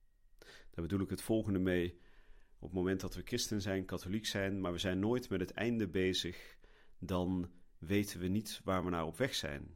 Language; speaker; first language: Dutch; native; Dutch